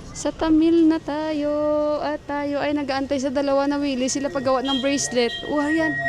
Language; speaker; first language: Filipino; native; Filipino